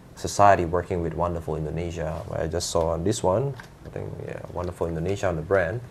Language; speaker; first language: English; non-native, fluent; Indonesian